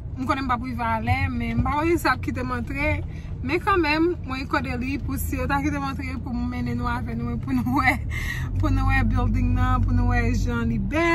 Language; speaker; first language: French; non-native, learner; Haitian Creole